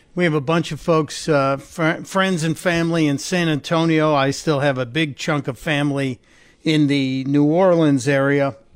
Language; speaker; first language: English; native; English